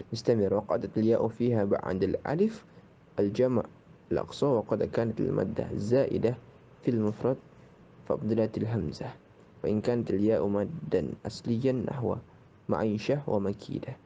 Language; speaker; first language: Arabic; non-native, learner; Indonesian